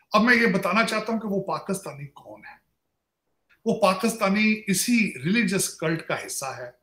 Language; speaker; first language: Urdu; native; Urdu